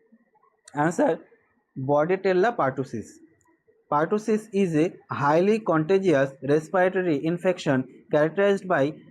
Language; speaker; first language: English; non-native, local second language; Bangla